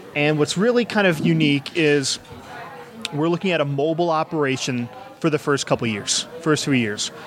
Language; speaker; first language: English; native; English